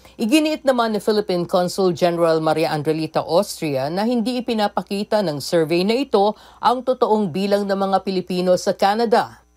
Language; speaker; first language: Filipino; native; Filipino